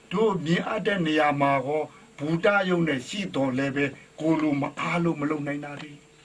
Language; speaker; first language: Burmese; native; Burmese